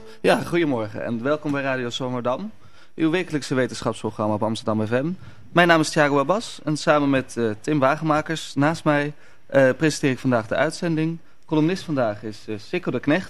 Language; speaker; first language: Dutch; native; Dutch